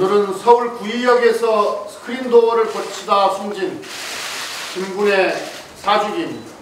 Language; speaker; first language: Korean; native; Korean